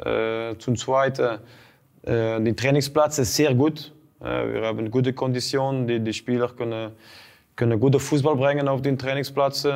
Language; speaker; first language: German; non-native, learner; Dutch